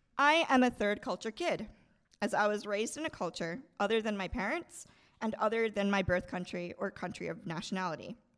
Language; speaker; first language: English; non-native, local second language; Bangla